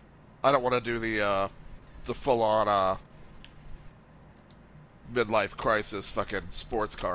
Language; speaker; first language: English; native; English